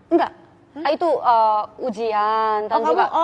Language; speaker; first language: Indonesian; non-native, fluent; Korean